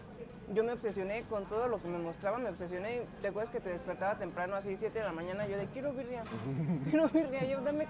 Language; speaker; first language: Spanish; native; Spanish